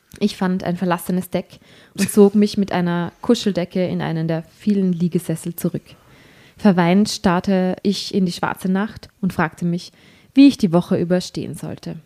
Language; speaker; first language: German; native; German